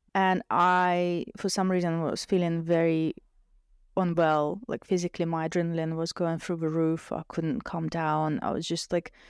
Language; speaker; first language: English; non-native, fluent; Russian